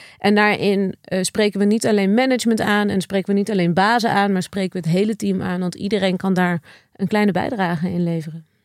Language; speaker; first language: Dutch; native; Dutch